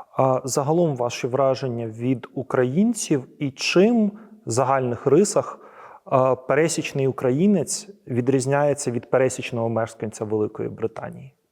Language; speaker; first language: Ukrainian; native; Ukrainian